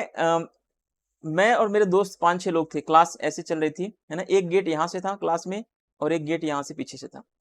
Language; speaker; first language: Hindi; native; Hindi